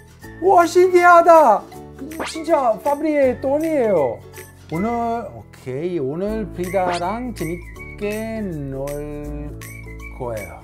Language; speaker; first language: Korean; non-native, learner; Italian